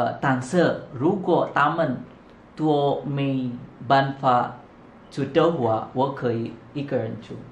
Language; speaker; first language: Chinese; non-native, learner; Indonesian